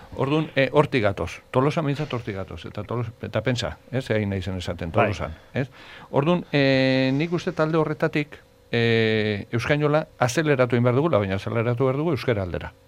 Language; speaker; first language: Basque; native; Basque